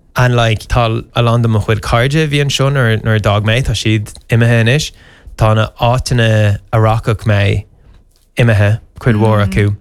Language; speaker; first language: Irish; non-native, local second language; English